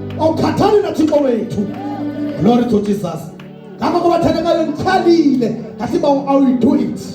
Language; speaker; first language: Zulu; non-native, local second language; Xhosa